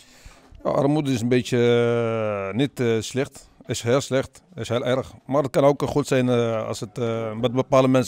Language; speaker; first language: Dutch; non-native, learner; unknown